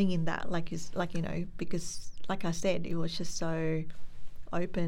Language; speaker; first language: English; non-native, local second language; Filipino